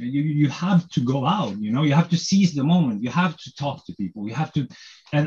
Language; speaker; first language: English; non-native, fluent; Norwegian